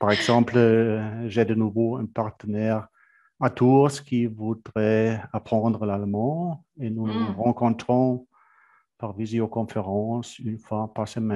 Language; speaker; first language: French; non-native, fluent; German